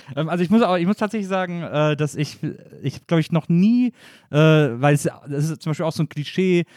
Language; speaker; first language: German; native; German